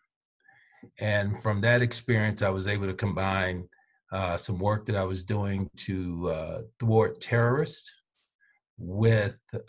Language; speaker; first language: English; native; English